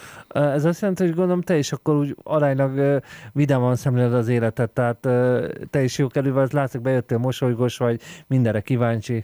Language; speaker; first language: Hungarian; native; Hungarian